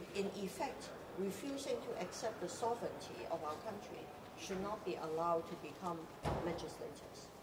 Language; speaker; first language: English; non-native, local second language; Cantonese